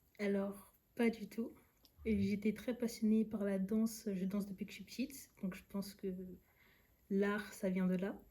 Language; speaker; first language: French; early bilingual, other home language; Lingala